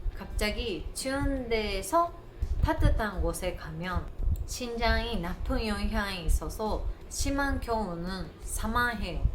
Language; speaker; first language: Korean; non-native, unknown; Japanese